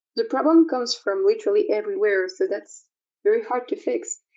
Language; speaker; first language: English; non-native, fluent; French